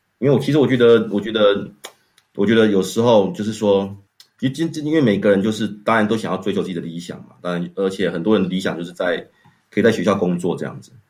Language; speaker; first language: Chinese; native; Chinese